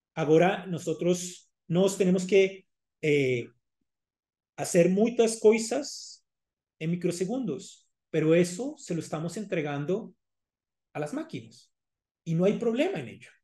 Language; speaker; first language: Spanish; native; Spanish